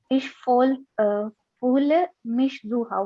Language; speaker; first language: German; non-native, learner; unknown